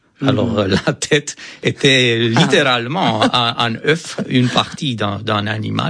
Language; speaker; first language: French; non-native, fluent; Romanian